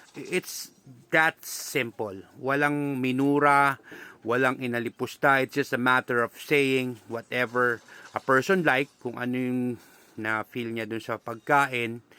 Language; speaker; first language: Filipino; non-native, local second language; Hiligaynon